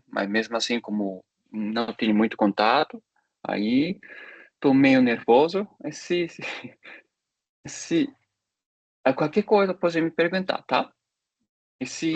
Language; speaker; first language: Portuguese; non-native, fluent; Japanese